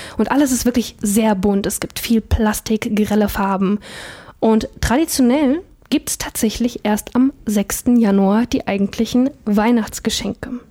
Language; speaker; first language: German; early bilingual, other home language; Russian